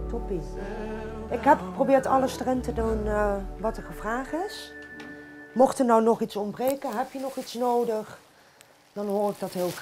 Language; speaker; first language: Dutch; native; Dutch